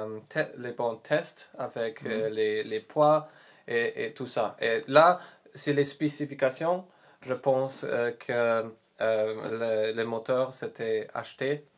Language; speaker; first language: French; non-native, learner; Polish